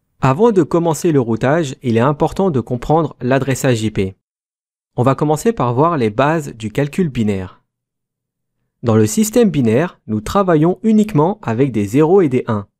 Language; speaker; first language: French; native; French